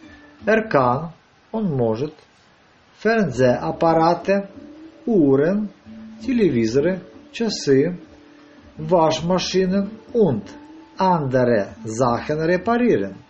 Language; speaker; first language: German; non-native, learner; Russian